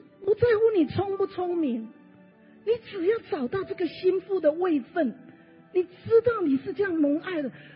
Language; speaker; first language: Chinese; native; Chinese